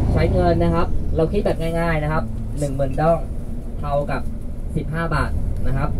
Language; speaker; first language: Thai; non-native, fluent; Vietnamese